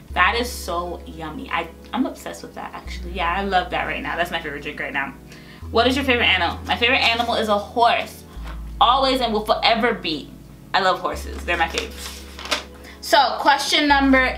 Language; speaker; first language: English; native; English